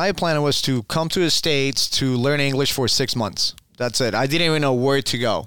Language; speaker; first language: English; non-native, fluent; Spanish